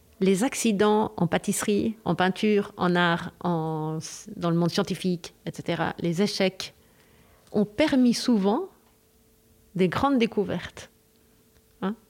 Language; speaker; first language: French; non-native, fluent; Spanish